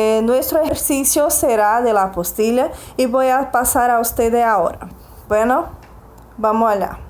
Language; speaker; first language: Spanish; non-native, fluent; Portuguese